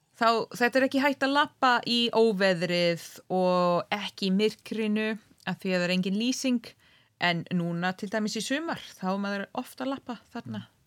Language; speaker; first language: Icelandic; non-native, fluent; English